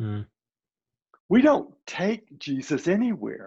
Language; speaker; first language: English; native; English